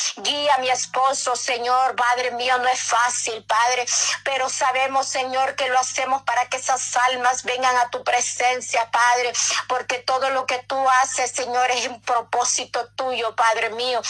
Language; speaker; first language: Spanish; native; Spanish